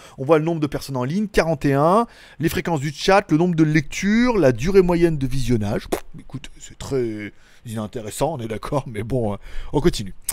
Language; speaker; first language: French; native; French